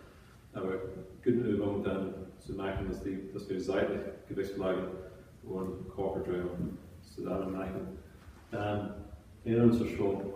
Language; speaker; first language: German; non-native, fluent; English